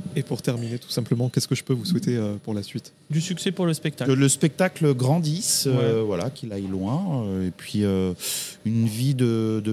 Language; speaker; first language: French; native; French